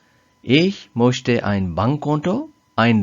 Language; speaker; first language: German; non-native, fluent; Urdu